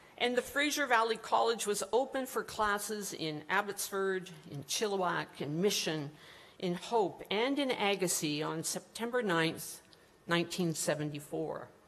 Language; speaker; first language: English; native; English